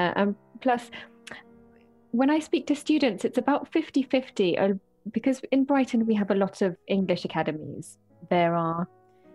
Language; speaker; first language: English; native; English